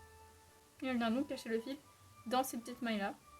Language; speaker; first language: French; native; French